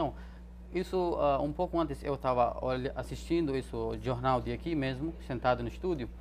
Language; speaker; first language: Portuguese; non-native, fluent; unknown